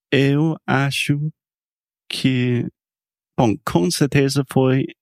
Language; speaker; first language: Portuguese; non-native, fluent; English